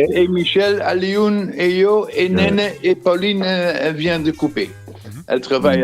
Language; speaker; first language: French; non-native, fluent; Dutch